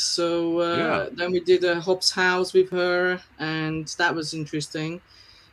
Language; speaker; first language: English; non-native, fluent; Slovak